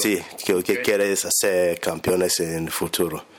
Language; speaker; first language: Spanish; non-native, learner; English